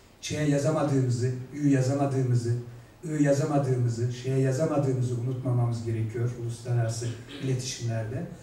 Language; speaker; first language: Turkish; native; Turkish